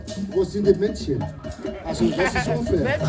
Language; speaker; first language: German; non-native, learner; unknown